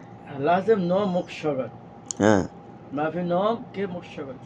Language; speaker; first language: Arabic; non-native, learner; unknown